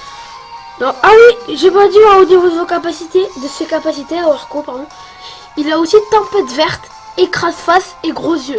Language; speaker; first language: French; native; French